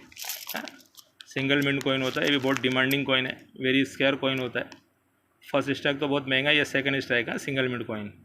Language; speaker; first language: Hindi; native; Hindi